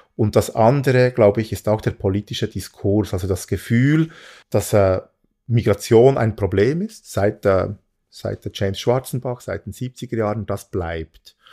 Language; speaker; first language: German; early bilingual, other home language; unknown